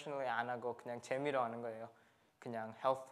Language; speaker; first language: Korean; early bilingual, heritage; English